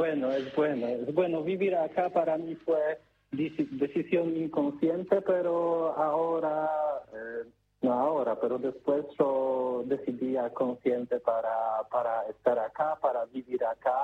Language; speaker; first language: Spanish; non-native, learner; Polish